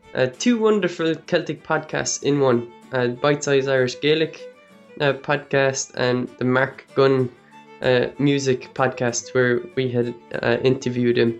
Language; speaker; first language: English; native; English